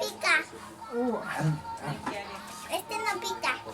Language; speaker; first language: Spanish; native; Spanish